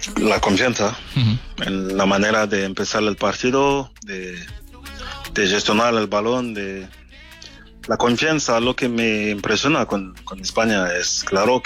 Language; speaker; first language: Spanish; non-native, fluent; French